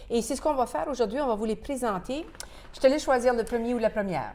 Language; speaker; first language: French; native; French